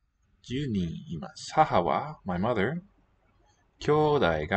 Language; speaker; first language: Japanese; non-native, learner; English